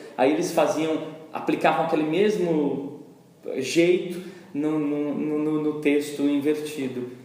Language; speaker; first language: Portuguese; native; Portuguese